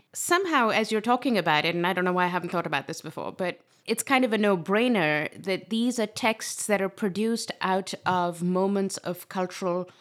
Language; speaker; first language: English; non-native, local second language; Urdu